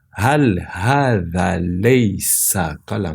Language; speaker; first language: Arabic; non-native, fluent; Portuguese